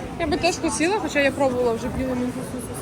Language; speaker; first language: Ukrainian; native; Ukrainian